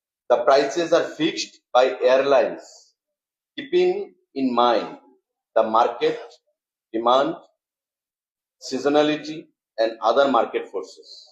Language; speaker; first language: English; non-native, local second language; Bangla